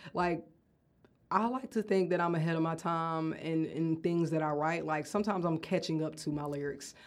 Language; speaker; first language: English; native; English